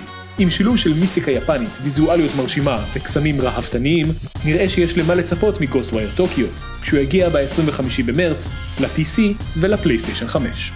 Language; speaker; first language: Hebrew; native; Hebrew